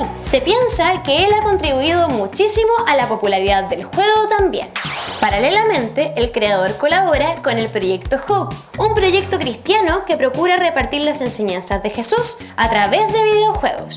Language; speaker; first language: Spanish; native; Spanish